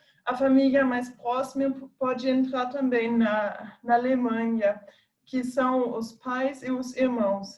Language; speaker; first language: Portuguese; non-native, fluent; German